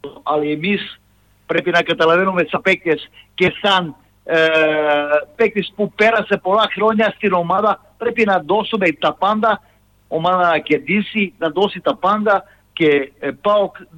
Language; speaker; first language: Greek; non-native, fluent; Serbian